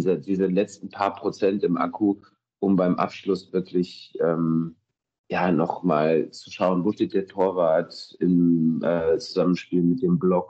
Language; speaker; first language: German; native; German